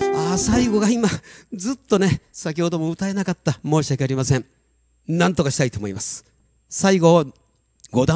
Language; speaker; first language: Japanese; native; Japanese